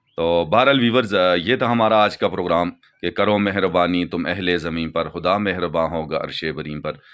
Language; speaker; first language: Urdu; non-native, local second language; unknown